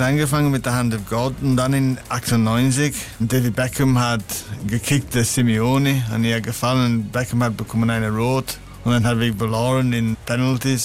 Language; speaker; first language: German; non-native, learner; English